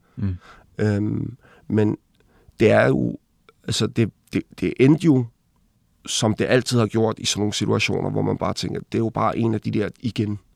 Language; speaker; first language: Danish; early bilingual, other home language; Arabic